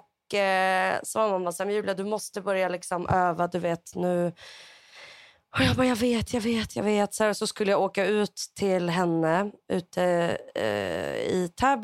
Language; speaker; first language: Swedish; native; Swedish